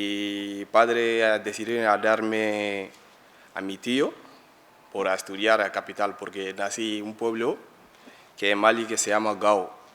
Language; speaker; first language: Spanish; non-native, learner; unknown